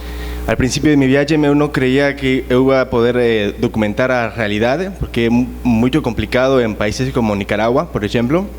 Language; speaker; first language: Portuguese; non-native, learner; Spanish